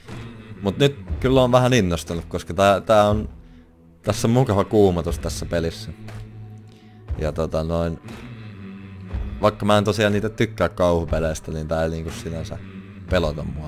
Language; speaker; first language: Finnish; native; Finnish